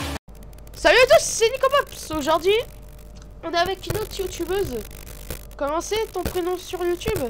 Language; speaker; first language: French; native; French